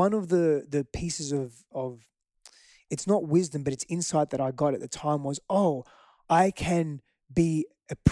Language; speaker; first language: English; early bilingual, other home language; Greek